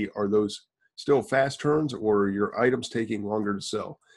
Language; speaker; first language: English; native; English